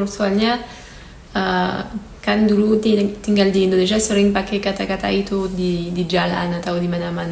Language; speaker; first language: Indonesian; non-native, learner; Japanese